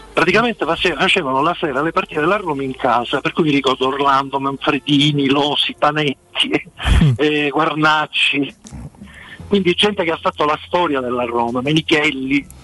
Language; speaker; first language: Italian; native; Italian